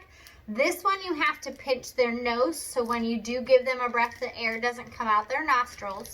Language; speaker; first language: English; native; English